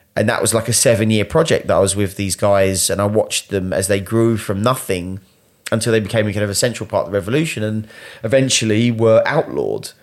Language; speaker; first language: English; native; English